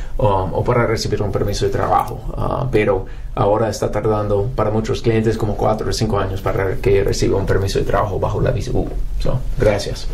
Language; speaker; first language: Spanish; non-native, fluent; English